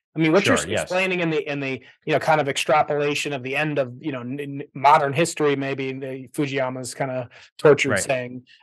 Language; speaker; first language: English; native; English